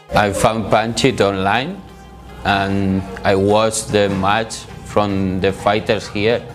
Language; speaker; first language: English; non-native, learner; Spanish